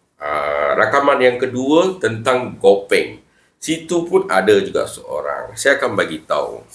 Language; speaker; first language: Malay; non-native, local second language; Tamil